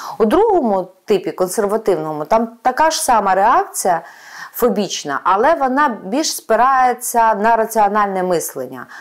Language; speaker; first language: Ukrainian; non-native, local second language; Russian